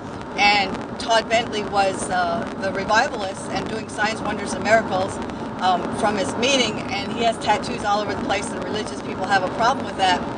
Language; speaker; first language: English; native; English